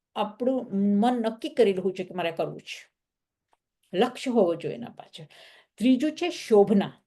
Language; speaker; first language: Gujarati; early bilingual, heritage; Gujarati